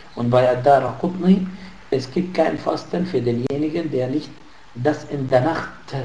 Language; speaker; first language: German; non-native, fluent; Arabic